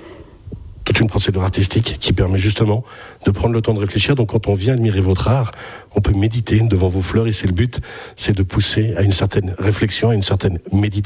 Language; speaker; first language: French; native; French